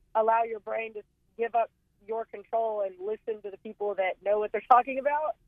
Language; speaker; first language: English; native; English